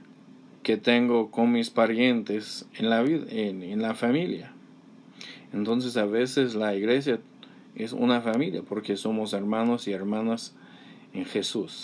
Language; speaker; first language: Spanish; non-native, fluent; English